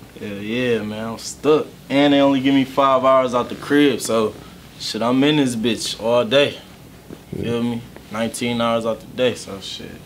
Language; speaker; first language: English; native; English